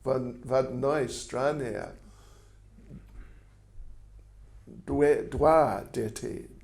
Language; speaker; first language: Russian; non-native, learner; English